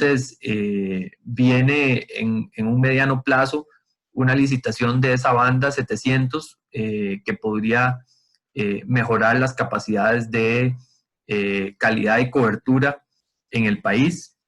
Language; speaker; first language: Spanish; native; Spanish